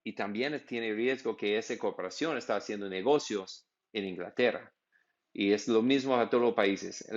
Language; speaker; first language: Spanish; non-native, learner; English